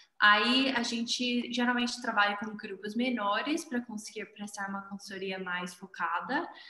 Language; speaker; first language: Portuguese; non-native, fluent; English